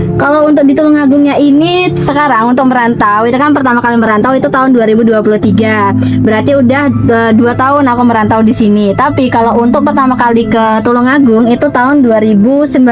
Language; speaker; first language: Indonesian; native; Indonesian